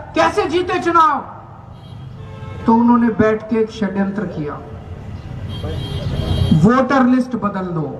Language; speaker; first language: Hindi; native; Hindi